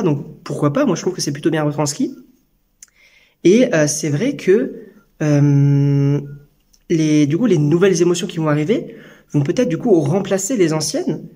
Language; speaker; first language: French; native; French